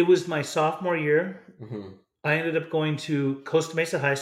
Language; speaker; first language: English; early bilingual, other home language; German